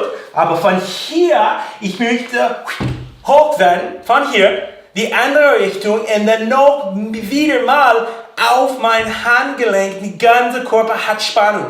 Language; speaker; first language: German; non-native, learner; English